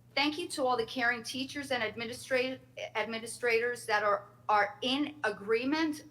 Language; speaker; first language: English; native; English